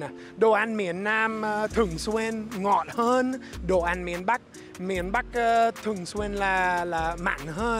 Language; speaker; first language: Vietnamese; non-native, fluent; English